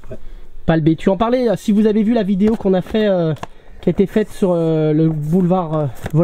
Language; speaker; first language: French; native; French